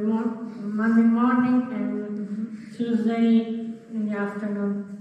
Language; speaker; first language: English; non-native, learner; Italian